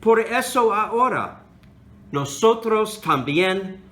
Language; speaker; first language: Spanish; non-native, learner; English